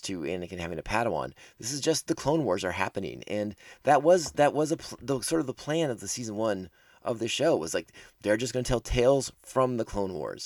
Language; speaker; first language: English; native; English